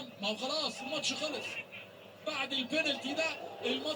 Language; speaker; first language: Arabic; native; Arabic